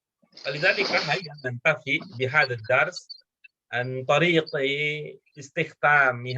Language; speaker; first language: Arabic; non-native, fluent; Indonesian